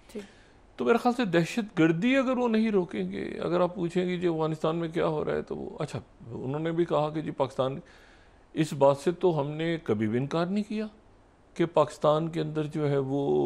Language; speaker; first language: Urdu; native; Urdu